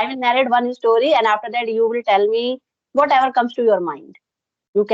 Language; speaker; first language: English; non-native, local second language; Hindi